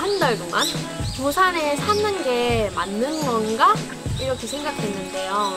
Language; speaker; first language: Korean; non-native, fluent; English